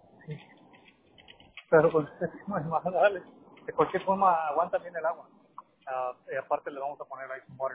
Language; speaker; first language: Spanish; native; Spanish